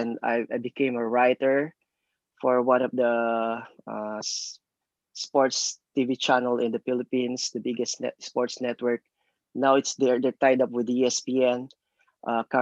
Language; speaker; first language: English; non-native, local second language; Filipino